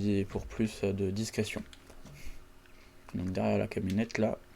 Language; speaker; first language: French; native; French